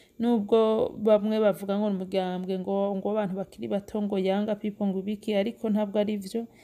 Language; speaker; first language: Rundi; early bilingual, heritage; Rundi